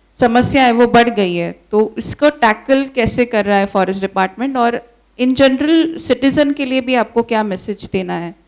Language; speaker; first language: Hindi; non-native, local second language; Marathi